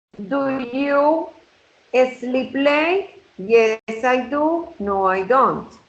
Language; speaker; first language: English; non-native, fluent; Spanish